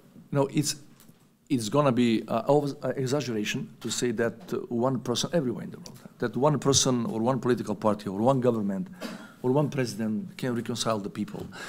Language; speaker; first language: English; non-native, fluent; Macedonian